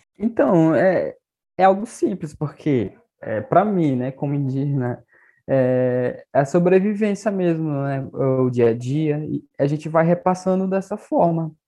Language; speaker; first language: Portuguese; non-native, local second language; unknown